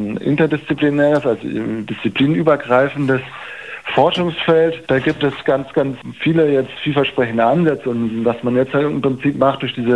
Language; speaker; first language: German; native; German